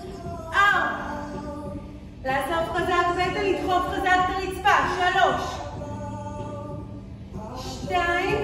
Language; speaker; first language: Hebrew; native; Hebrew